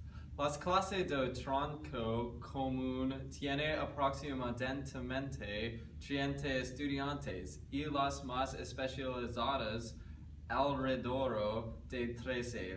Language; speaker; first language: Spanish; non-native, learner; English